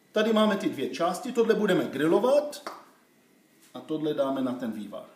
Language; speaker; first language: Czech; non-native, fluent; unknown